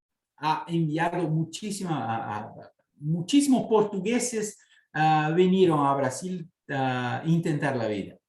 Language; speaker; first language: Spanish; non-native, fluent; Portuguese